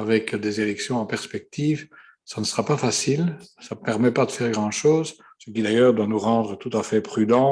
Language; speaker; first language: French; native; French